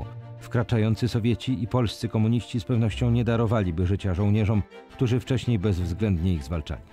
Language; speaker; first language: Polish; native; Polish